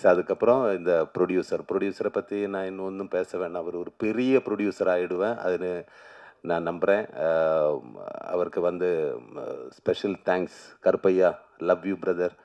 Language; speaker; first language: Tamil; non-native, learner; Malayalam